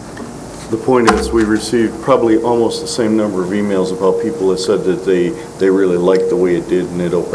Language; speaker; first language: English; native; English